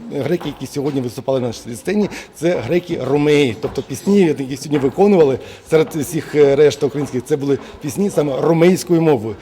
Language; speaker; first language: Ukrainian; native; Ukrainian